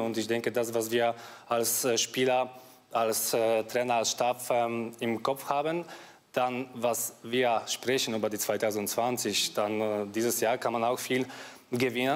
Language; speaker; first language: German; non-native, fluent; Polish